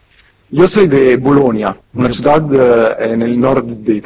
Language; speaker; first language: Spanish; non-native, fluent; Italian